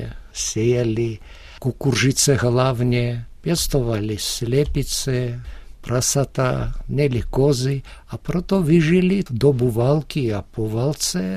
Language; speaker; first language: Czech; early bilingual, heritage; Russian